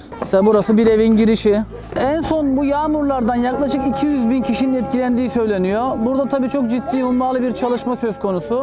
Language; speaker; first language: Turkish; native; Turkish